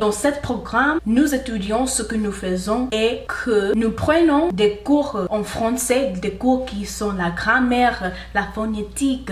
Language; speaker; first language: French; non-native, learner; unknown